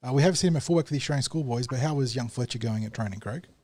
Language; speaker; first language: English; native; English